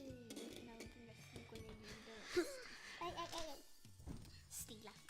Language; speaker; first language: Welsh; non-native, local second language; English